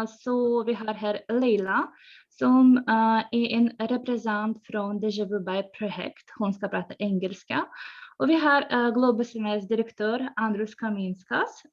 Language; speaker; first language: Swedish; non-native, fluent; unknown